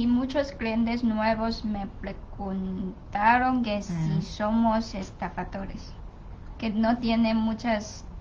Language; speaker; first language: Spanish; non-native, learner; Chinese